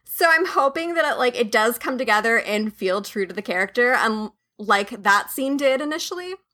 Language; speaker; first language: English; native; English